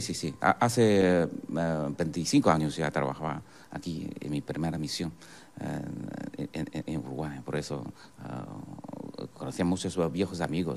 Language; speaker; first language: Spanish; non-native, fluent; Chinese